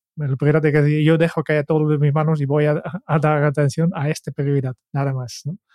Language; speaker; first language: Spanish; non-native, fluent; Dutch